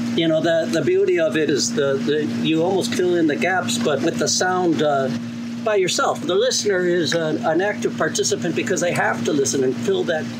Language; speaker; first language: English; native; English